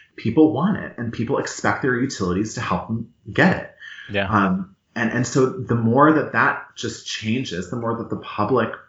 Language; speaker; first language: English; native; English